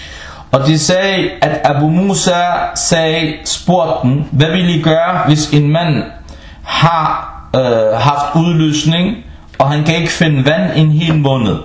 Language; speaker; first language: Danish; non-native, local second language; Arabic